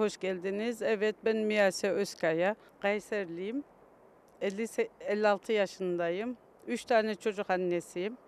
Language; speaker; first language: Turkish; early bilingual, other home language; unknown